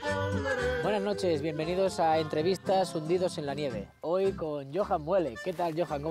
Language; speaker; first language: Spanish; native; Spanish